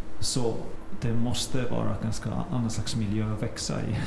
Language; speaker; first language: Swedish; non-native, fluent; Finnish